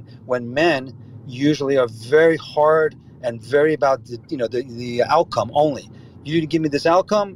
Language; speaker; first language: English; native; English